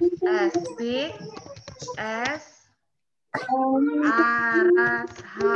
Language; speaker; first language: English; non-native, learner; Indonesian